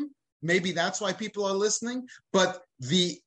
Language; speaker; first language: English; native; English